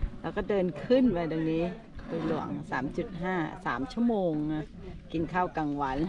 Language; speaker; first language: Thai; native; Thai